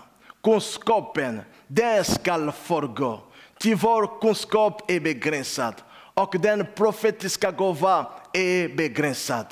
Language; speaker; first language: Swedish; non-native, learner; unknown